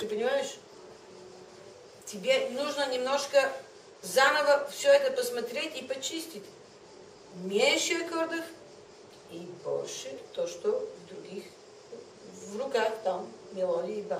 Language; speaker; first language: Russian; non-native, fluent; Bulgarian